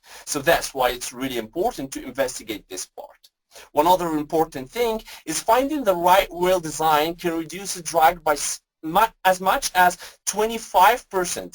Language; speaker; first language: English; non-native, fluent; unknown